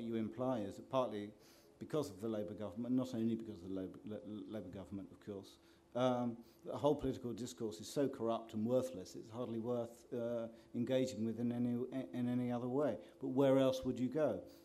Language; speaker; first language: English; native; English